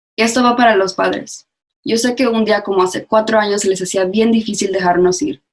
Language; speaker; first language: Spanish; early bilingual, other home language; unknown